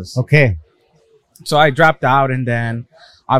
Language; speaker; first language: English; early bilingual, other home language; Spanish